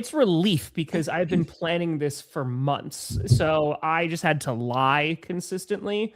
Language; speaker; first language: English; native; English